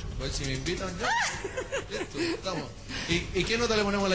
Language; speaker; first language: Spanish; native; Spanish